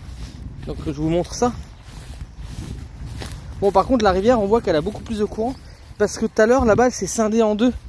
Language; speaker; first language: French; native; French